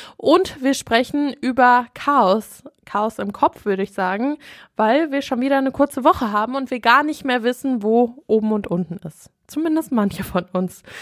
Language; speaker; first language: German; native; German